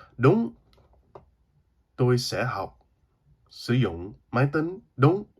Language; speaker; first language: Vietnamese; early bilingual, heritage; Vietnamese